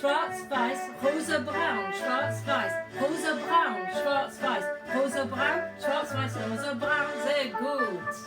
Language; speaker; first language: German; non-native, fluent; English